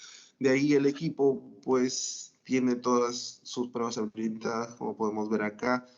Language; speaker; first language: Spanish; native; Spanish